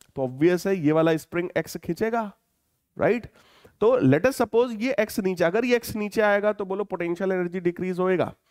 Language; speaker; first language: Hindi; native; Hindi